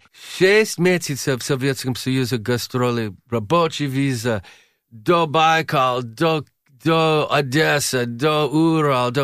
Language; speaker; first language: Russian; non-native, learner; English